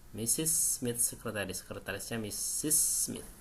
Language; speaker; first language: English; non-native, learner; Indonesian